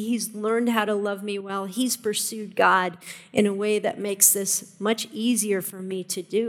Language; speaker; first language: English; native; English